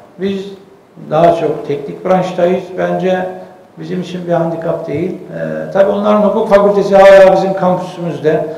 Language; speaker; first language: Turkish; native; Turkish